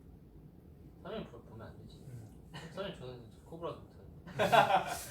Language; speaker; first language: Korean; non-native, fluent; Chinese